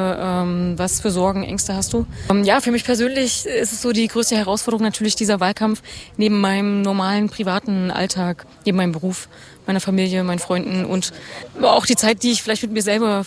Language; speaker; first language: German; native; German